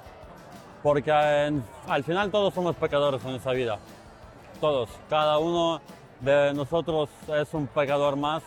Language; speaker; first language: Spanish; non-native, fluent; Ukrainian